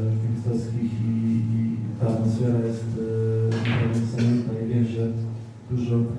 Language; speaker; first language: Polish; non-native, fluent; Serbian